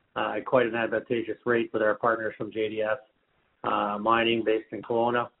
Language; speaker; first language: English; native; English